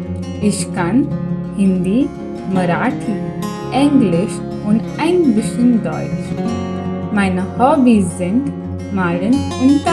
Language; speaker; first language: German; non-native, learner; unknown